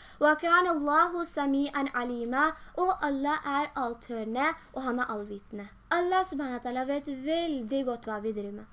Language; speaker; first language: Norwegian; early bilingual, other home language; Urdu